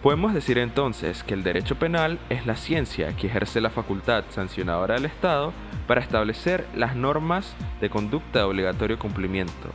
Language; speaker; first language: Spanish; native; Spanish